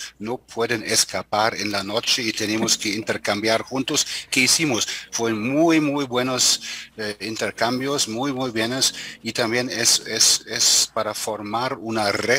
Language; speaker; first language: Spanish; non-native, fluent; German